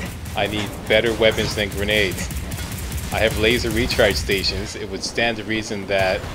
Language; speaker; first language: English; native; English